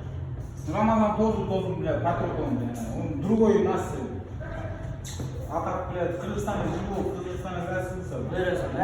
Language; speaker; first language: Russian; non-native, local second language; Kyrgyz